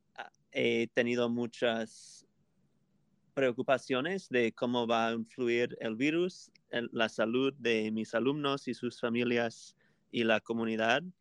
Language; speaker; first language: Spanish; non-native, fluent; English